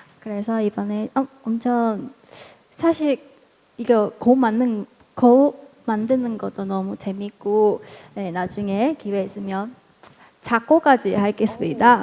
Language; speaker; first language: Korean; non-native, fluent; Chinese